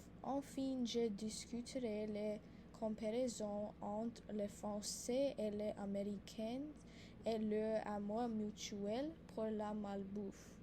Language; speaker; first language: French; non-native, learner; English